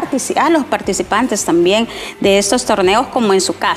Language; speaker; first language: Spanish; native; Spanish